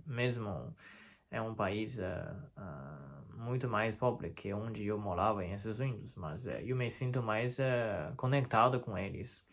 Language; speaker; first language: Portuguese; non-native, fluent; Chinese